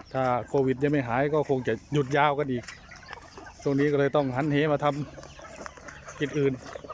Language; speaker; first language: Thai; native; Thai